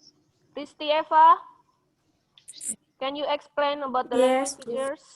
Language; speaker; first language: English; non-native, fluent; Indonesian